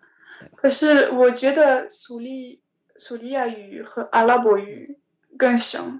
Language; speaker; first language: Chinese; non-native, learner; French